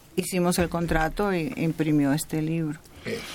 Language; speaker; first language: Spanish; native; Spanish